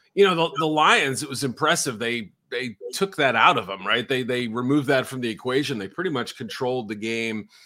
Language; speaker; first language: English; native; English